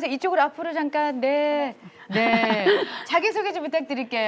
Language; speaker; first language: Korean; native; Korean